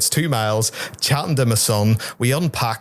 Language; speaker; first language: English; native; English